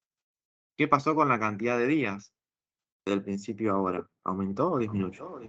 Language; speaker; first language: Spanish; native; Spanish